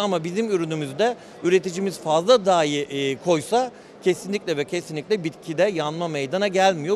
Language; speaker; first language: Turkish; native; Turkish